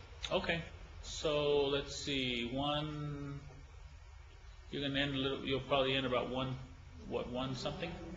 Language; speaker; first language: English; early bilingual, other home language; Spanish